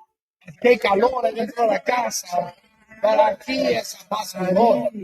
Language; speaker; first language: Spanish; non-native, learner; English